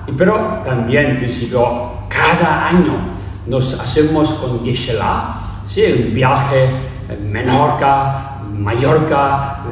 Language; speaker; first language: Spanish; non-native, learner; Tibetan